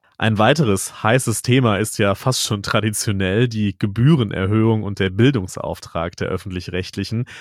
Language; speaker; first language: German; native; German